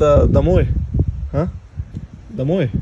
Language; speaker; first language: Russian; non-native, learner; Hindi